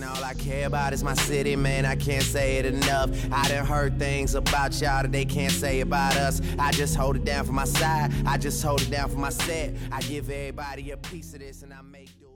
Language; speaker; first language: English; native; English